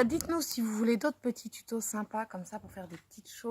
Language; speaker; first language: French; native; French